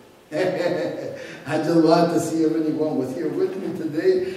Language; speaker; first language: English; early bilingual, other home language; Spanish